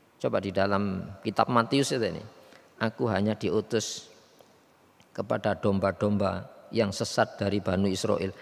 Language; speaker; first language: Indonesian; non-native, local second language; Javanese